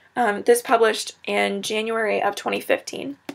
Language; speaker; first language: English; native; English